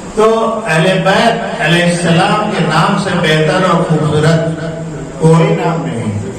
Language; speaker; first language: Urdu; native; Urdu